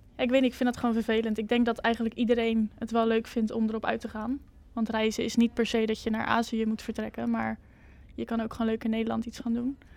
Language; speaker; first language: Dutch; native; Dutch